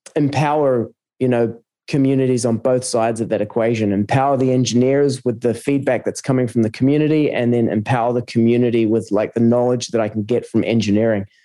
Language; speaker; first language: English; native; English